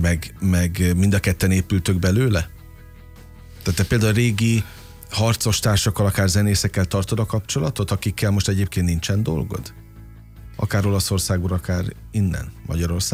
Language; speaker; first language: Hungarian; native; Hungarian